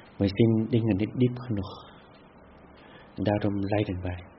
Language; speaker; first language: Dutch; non-native, fluent; Vietnamese